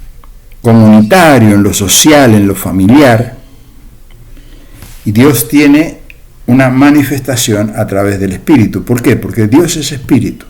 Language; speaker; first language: Spanish; native; Spanish